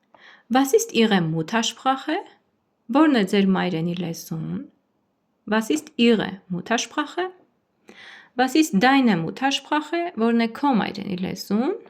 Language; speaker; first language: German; non-native, fluent; Armenian